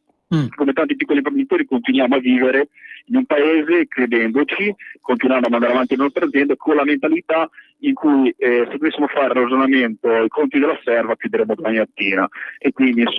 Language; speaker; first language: Italian; native; Italian